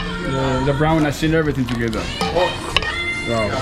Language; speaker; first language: English; native; English